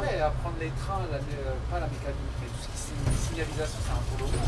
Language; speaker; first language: French; native; French